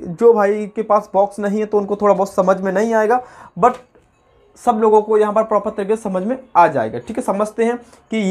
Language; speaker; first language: Hindi; native; Hindi